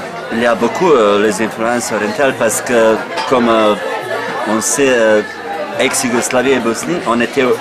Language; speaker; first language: French; non-native, fluent; Bosnian